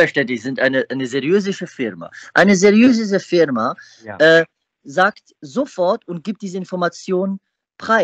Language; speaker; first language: German; native; German